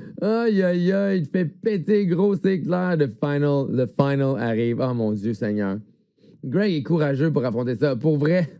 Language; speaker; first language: French; native; French